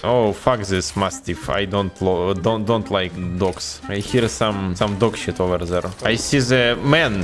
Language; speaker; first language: English; non-native, learner; Russian